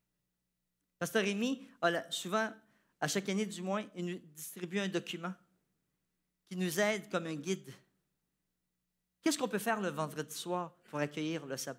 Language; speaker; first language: French; native; French